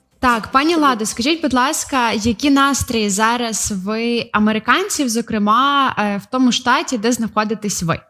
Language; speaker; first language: Ukrainian; native; Ukrainian